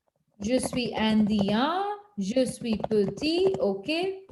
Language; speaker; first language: French; non-native, fluent; Hindi